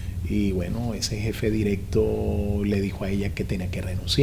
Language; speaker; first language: Spanish; native; Spanish